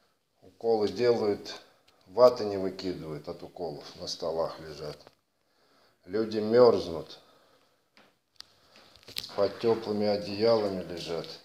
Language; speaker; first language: Russian; native; Russian